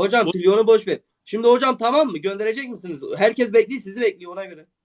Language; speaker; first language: Turkish; native; Turkish